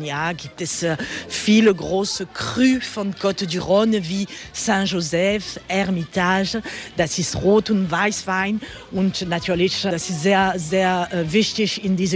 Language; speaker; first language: German; non-native, fluent; French